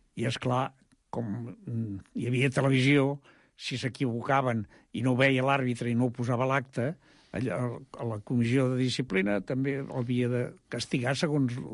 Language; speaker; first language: Catalan; native; Catalan